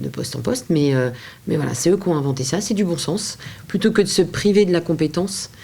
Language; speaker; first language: French; native; French